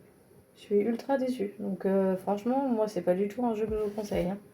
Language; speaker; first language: French; native; French